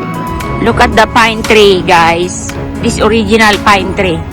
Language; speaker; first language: English; non-native, local second language; Filipino